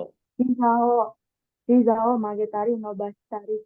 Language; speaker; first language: Japanese; non-native, learner; Indonesian